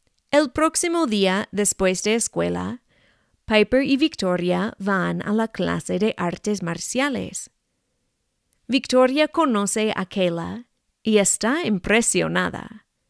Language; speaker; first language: Spanish; non-native, fluent; English